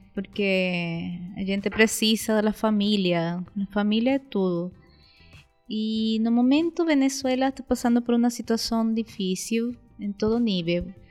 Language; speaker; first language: Portuguese; non-native, fluent; Arabic